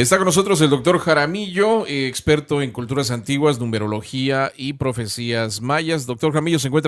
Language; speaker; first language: Spanish; native; Spanish